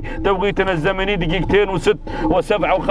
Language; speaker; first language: Arabic; native; Arabic